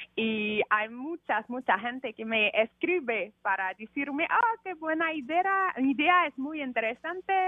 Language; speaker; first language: Spanish; non-native, learner; French